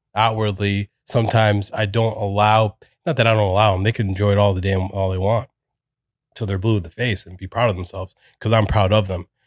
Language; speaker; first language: English; native; English